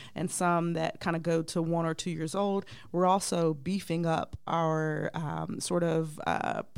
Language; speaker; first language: English; native; English